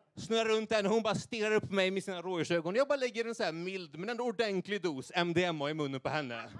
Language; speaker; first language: Swedish; native; Swedish